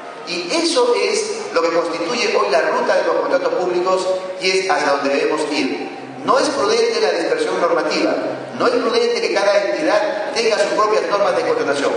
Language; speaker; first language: Spanish; native; Spanish